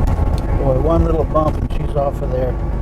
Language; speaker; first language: English; native; English